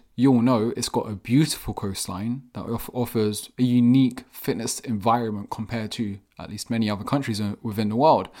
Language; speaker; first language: English; native; English